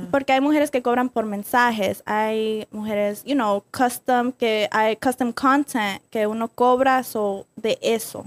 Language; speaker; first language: Spanish; early bilingual, other home language; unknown